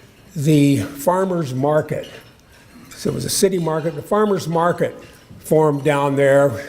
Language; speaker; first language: English; native; English